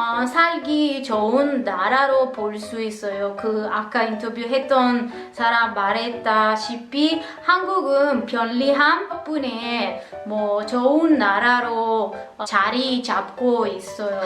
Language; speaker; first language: Korean; non-native, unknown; Italian